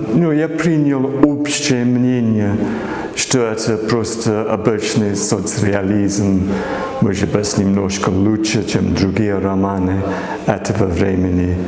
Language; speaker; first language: Russian; non-native, fluent; English